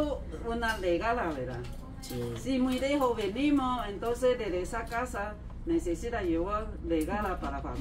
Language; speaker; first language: Spanish; non-native, learner; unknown